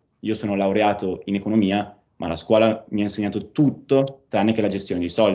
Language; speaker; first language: Italian; native; Italian